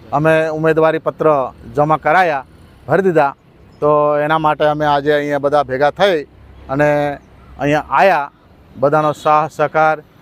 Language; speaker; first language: Gujarati; non-native, local second language; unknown